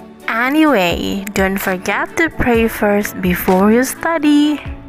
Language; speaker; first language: English; non-native, learner; Indonesian